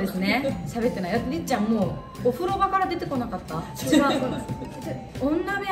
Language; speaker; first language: Japanese; native; Japanese